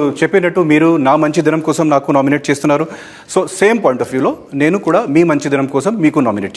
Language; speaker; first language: Telugu; non-native, fluent; Hindi